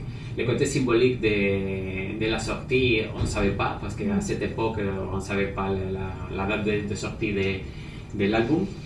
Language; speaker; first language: French; non-native, fluent; Spanish